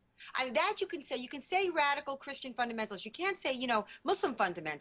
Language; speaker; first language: English; native; English